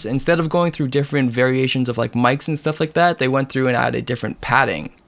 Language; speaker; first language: English; native; English